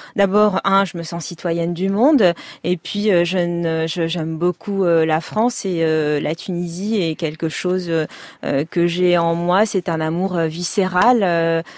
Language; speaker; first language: French; non-native, local second language; Arabic